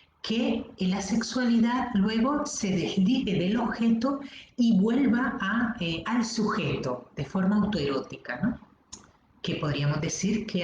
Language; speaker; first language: Spanish; native; Spanish